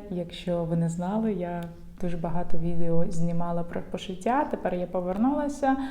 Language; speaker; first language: Ukrainian; non-native, local second language; Russian